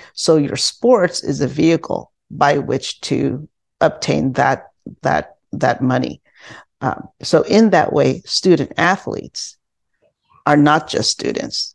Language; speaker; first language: English; non-native, local second language; Filipino